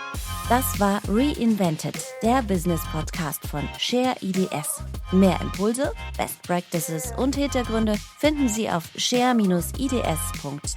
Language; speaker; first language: German; native; German